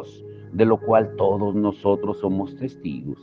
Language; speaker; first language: Spanish; native; Spanish